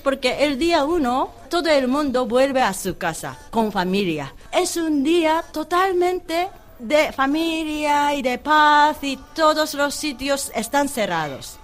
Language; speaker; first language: Spanish; non-native, fluent; Japanese